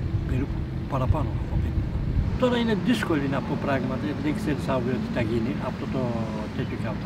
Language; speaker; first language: Greek; non-native, learner; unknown